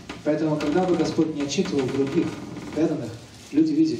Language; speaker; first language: Russian; native; Russian